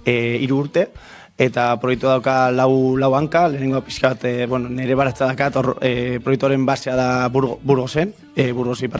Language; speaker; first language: Basque; non-native, local second language; Spanish